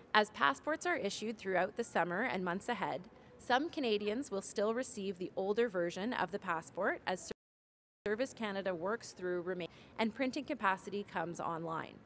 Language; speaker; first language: English; native; English